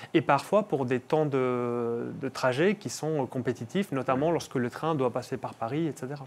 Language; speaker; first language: French; non-native, fluent; Spanish